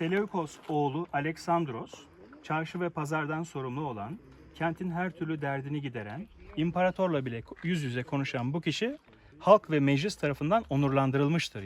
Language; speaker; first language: Turkish; native; Turkish